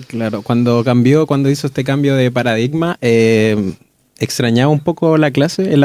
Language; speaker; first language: Spanish; native; Spanish